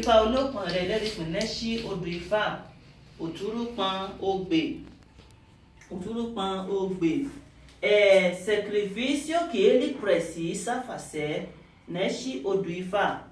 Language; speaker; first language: Portuguese; non-native, learner; Yoruba